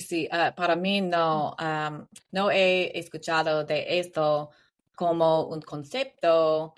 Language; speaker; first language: Spanish; non-native, learner; English